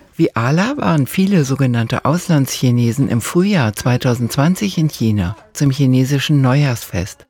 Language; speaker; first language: German; native; German